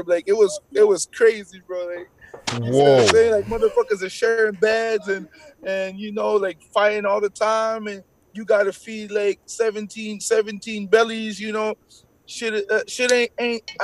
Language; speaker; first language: English; non-native, fluent; French